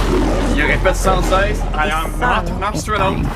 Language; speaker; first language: French; native; French